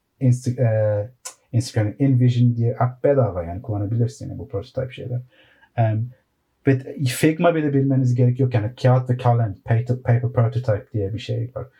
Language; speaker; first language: Turkish; early bilingual, heritage; Turkish